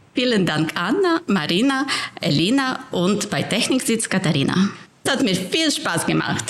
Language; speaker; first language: German; non-native, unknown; Ukrainian